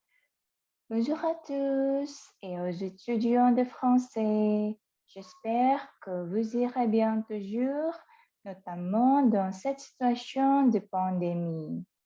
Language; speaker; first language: French; non-native, fluent; Indonesian